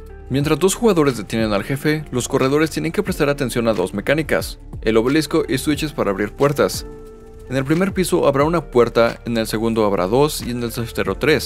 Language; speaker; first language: Spanish; native; Spanish